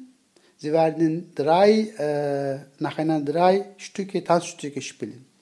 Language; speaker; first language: German; non-native, learner; Turkish